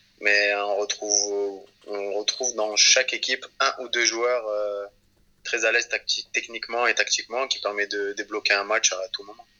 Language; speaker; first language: French; early bilingual, other home language; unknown